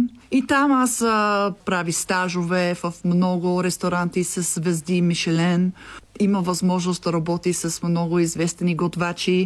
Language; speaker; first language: Bulgarian; non-native, learner; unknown